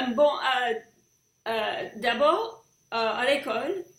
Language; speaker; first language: French; non-native, fluent; English